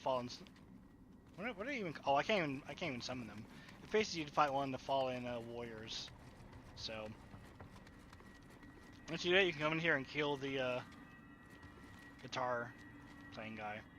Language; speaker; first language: English; native; English